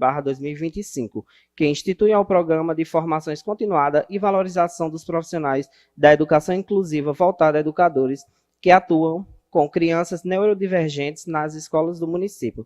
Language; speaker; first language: Portuguese; native; Portuguese